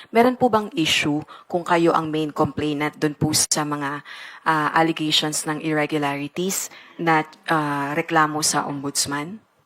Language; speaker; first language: Filipino; native; Filipino